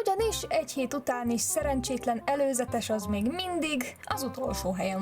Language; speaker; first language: Hungarian; native; Hungarian